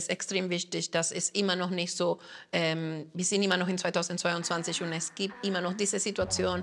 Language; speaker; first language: German; non-native, fluent; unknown